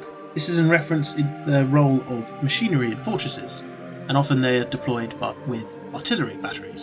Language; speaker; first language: English; native; English